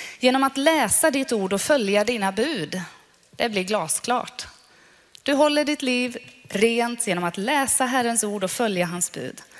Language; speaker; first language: Swedish; non-native, fluent; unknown